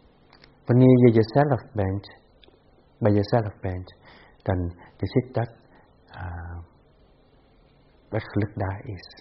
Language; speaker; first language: Dutch; non-native, fluent; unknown